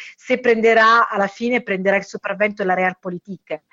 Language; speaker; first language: Italian; native; Italian